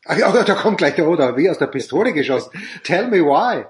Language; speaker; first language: German; native; German